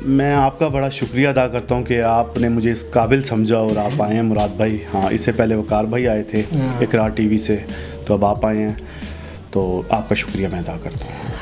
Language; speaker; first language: Urdu; non-native, local second language; Punjabi